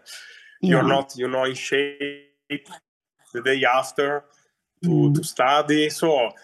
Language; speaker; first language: English; non-native, fluent; Italian